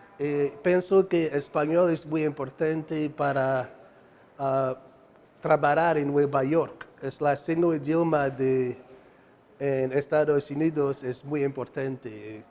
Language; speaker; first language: Spanish; non-native, learner; English